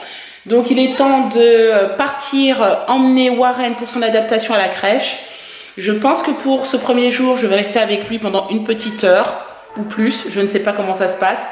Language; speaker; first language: French; native; French